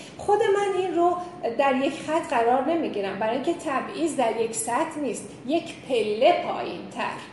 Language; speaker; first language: Persian; non-native, local second language; Azerbaijani